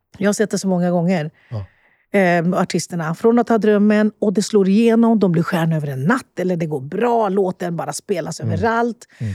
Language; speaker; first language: Swedish; early bilingual, other home language; Spanish